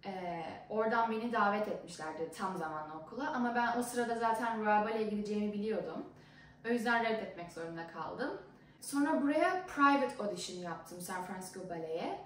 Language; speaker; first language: Turkish; early bilingual, heritage; Turkish